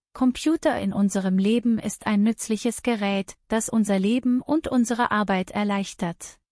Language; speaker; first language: German; non-native, learner; Bangla